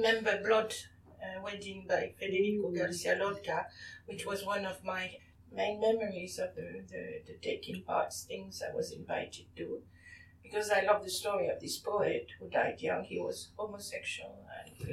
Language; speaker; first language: English; non-native, fluent; French